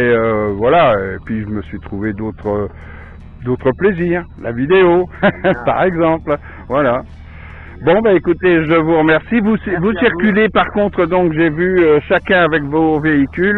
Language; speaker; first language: French; native; French